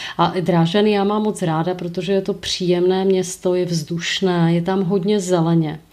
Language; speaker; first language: Czech; native; Czech